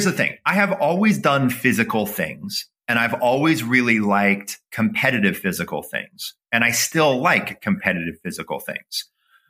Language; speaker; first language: English; native; English